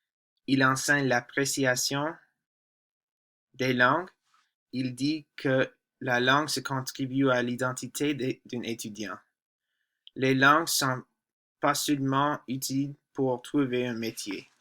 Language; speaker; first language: French; non-native, learner; English